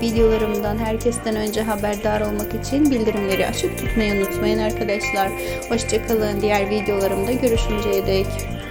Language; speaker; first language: Turkish; native; Turkish